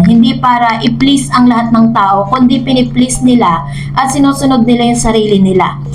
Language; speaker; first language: Filipino; native; Filipino